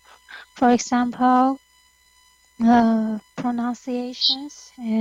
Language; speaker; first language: English; non-native, learner; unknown